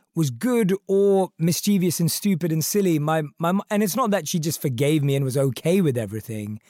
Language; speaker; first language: English; early bilingual, other home language; Hindi